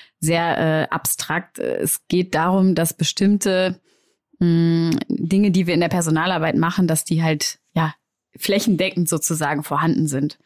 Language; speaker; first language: German; native; German